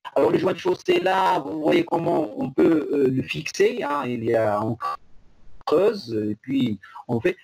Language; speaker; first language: French; non-native, local second language; Arabic